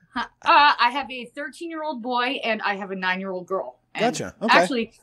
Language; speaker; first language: English; native; English